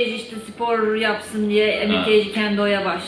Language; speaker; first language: Turkish; native; Turkish